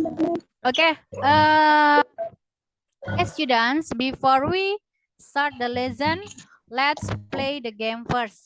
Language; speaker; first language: English; non-native, learner; Indonesian